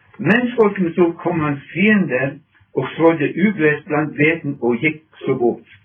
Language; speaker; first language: Norwegian; non-native, fluent; English